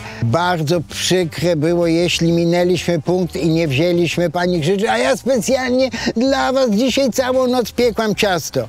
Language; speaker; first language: Polish; native; Polish